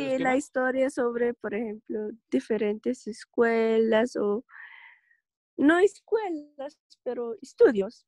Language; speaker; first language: Spanish; non-native, learner; Russian